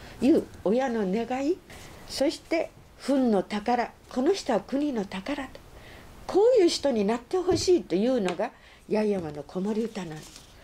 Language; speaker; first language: Japanese; native; Japanese